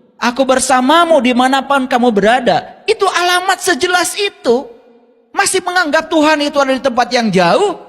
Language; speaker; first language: Indonesian; non-native, local second language; Sundanese